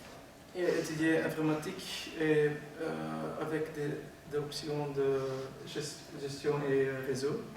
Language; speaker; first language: French; non-native, learner; Dutch